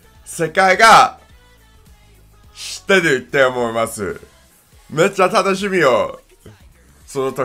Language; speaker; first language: Japanese; non-native, learner; English